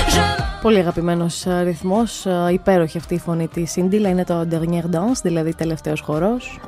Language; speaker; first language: Greek; native; Greek